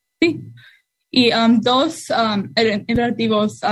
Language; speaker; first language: Spanish; non-native, learner; English